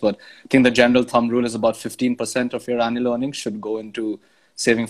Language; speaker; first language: English; non-native, local second language; Hindi